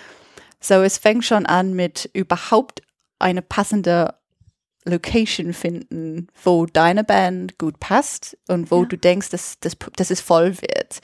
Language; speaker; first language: German; non-native, fluent; English